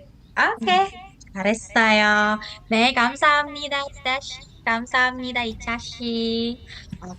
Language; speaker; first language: Korean; non-native, fluent; Indonesian